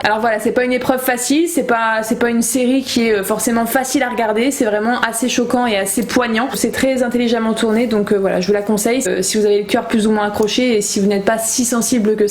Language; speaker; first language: French; native; French